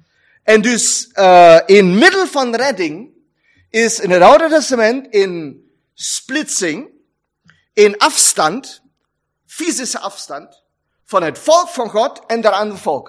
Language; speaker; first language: Dutch; non-native, fluent; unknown